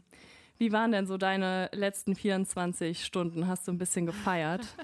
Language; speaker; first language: German; native; German